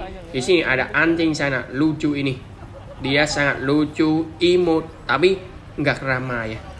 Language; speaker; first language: Indonesian; non-native, learner; Vietnamese